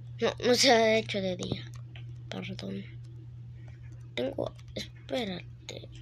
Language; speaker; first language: Spanish; early bilingual, heritage; Spanish